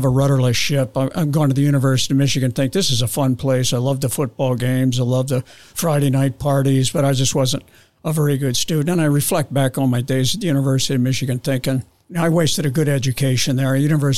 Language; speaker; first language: English; native; English